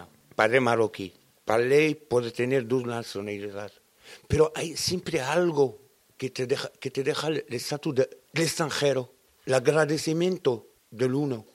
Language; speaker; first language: Spanish; non-native, fluent; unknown